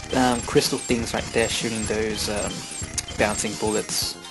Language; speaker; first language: English; native; English